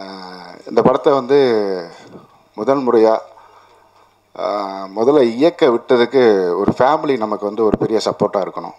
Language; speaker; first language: Tamil; native; Tamil